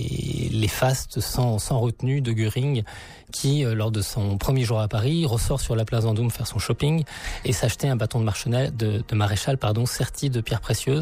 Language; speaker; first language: French; native; French